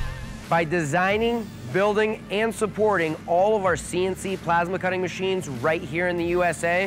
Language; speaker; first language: English; native; English